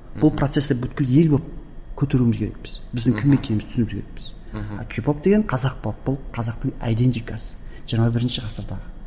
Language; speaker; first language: Kazakh; early bilingual, heritage; Kazakh